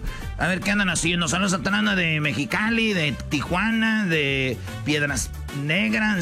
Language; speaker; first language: Spanish; native; Spanish